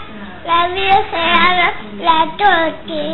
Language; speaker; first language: Spanish; native; Spanish